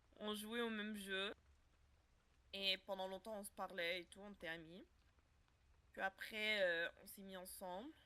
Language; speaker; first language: French; non-native, local second language; Arabic